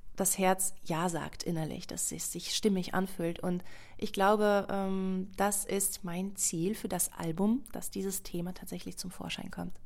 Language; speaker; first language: German; non-native, fluent; Russian